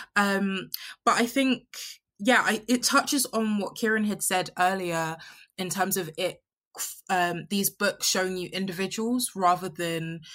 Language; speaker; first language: English; early bilingual, other home language; Yoruba